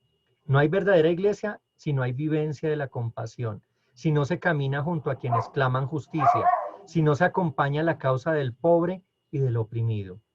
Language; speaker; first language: Spanish; native; Spanish